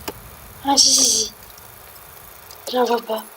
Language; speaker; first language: French; native; French